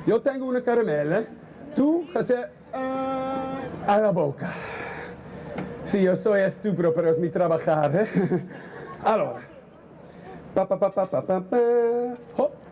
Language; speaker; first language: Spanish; non-native, learner; Italian